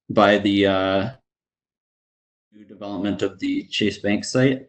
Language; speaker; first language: English; native; English